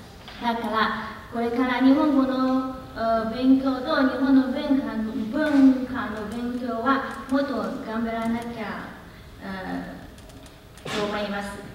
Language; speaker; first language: Japanese; non-native, learner; Chinese